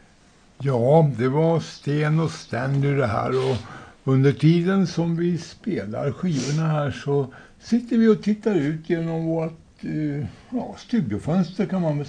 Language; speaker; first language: Swedish; native; Swedish